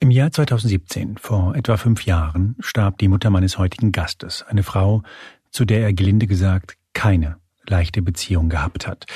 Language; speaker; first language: German; early bilingual, other home language; Spanish